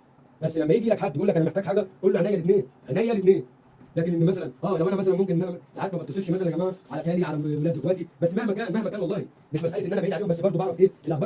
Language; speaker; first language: Arabic; native; Arabic